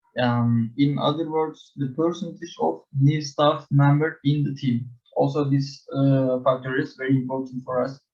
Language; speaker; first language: English; non-native, learner; Turkish